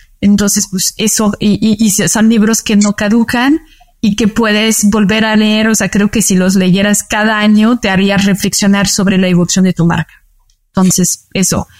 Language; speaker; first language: Spanish; non-native, fluent; French